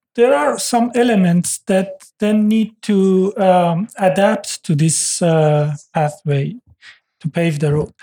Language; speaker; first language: English; non-native, fluent; Persian